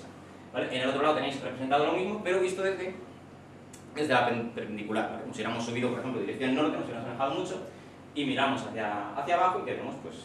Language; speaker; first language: Spanish; native; Spanish